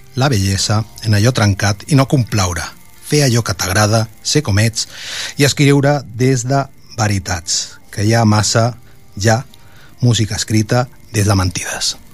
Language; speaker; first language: Catalan; non-native, local second language; Spanish